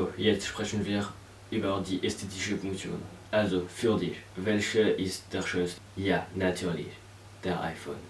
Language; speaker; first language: German; non-native, learner; French